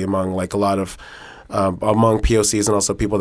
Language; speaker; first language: English; native; English